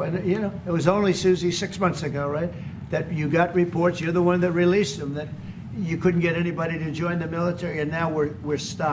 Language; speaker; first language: English; native; English